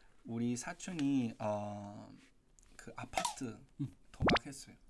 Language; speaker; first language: Korean; non-native, fluent; Spanish